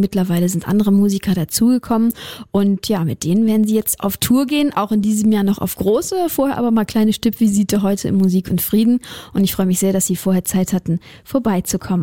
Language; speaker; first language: German; native; German